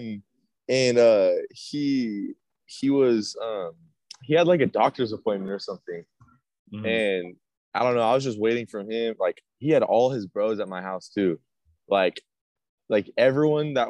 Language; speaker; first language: English; native; English